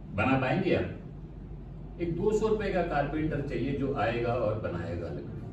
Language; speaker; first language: Hindi; non-native, local second language; Sindhi